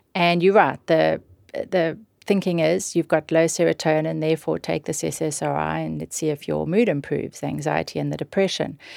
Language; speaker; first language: English; native; English